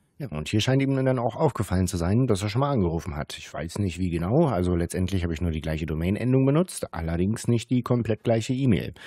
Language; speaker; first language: German; native; German